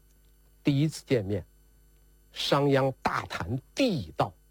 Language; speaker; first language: Chinese; native; Chinese